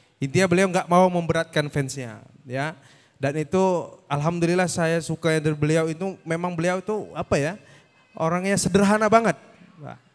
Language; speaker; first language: Indonesian; native; Indonesian